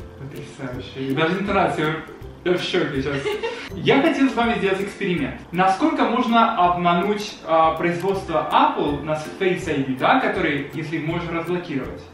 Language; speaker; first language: Russian; non-native, fluent; Spanish